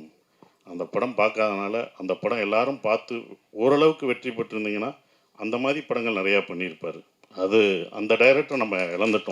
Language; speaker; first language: Tamil; native; Tamil